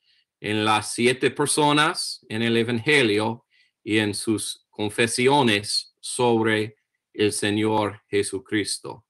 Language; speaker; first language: Spanish; non-native, learner; English